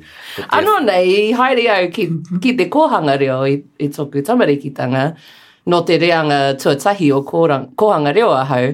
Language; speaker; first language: Māori; non-native, local second language; English